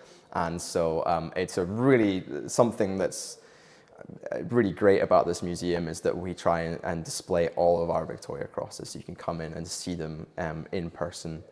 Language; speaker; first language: English; native; English